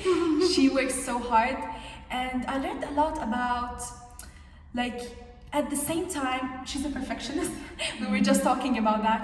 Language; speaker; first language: English; non-native, fluent; Arabic